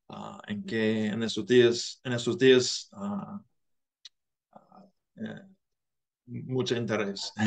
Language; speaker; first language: Spanish; non-native, learner; English